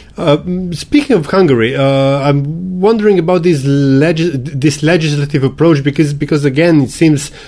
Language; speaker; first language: English; non-native, fluent; Slovenian